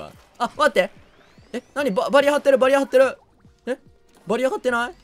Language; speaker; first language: Japanese; native; Japanese